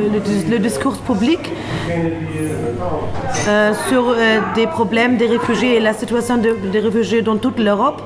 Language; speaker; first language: French; non-native, fluent; Turkish